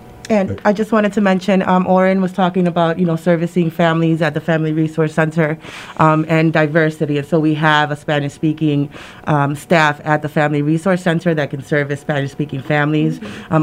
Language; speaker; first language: English; early bilingual, other home language; Spanish